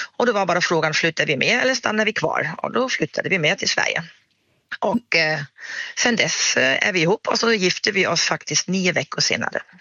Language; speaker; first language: Swedish; non-native, fluent; German